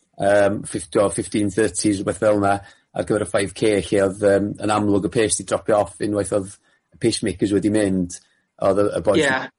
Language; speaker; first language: Welsh; native; Welsh